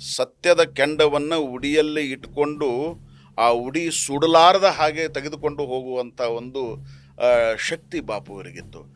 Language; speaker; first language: Kannada; native; Kannada